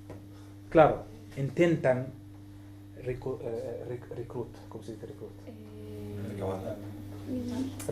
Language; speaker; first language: Spanish; non-native, learner; Arabic